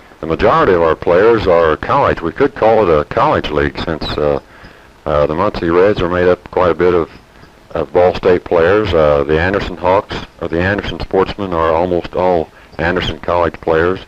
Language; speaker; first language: English; native; English